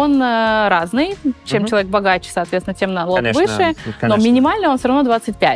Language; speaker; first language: Russian; native; Russian